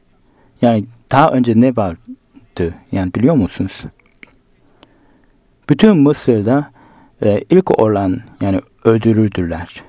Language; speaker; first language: Turkish; non-native, fluent; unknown